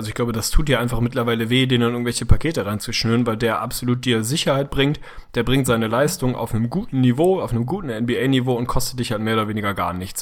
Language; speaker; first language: German; native; German